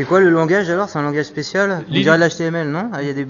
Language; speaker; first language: French; native; French